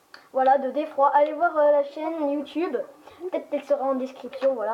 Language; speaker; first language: French; native; French